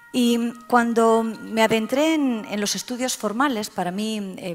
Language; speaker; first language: Spanish; native; Spanish